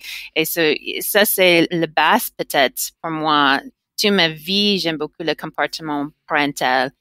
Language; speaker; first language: French; non-native, learner; English